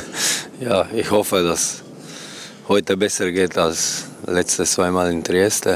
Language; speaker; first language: German; non-native, learner; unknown